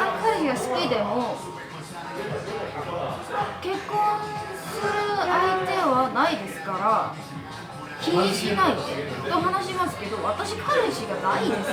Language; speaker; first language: Japanese; non-native, learner; Korean